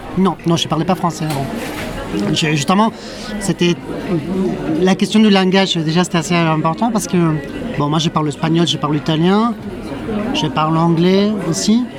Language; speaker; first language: French; non-native, fluent; Spanish